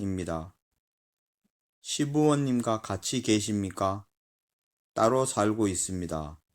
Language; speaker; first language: Korean; non-native, learner; Filipino